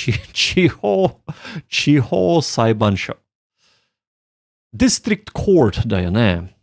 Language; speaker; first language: Japanese; non-native, learner; English